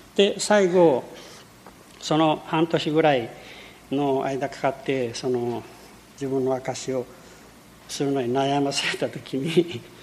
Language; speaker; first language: Japanese; early bilingual, heritage; Portuguese